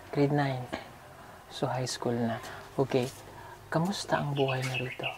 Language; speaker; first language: Filipino; non-native, local second language; Cebuano